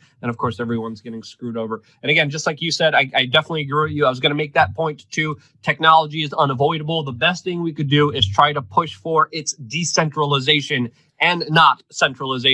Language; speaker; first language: English; non-native, fluent; Polish